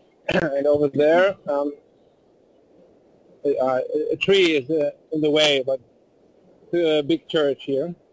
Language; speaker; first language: English; non-native, fluent; German